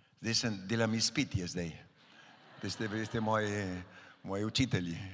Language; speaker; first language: Slovenian; early bilingual, heritage; Slovenian